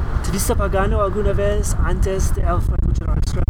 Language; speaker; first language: Spanish; non-native, learner; English